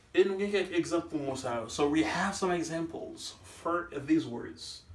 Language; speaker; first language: English; non-native, fluent; Haitian Creole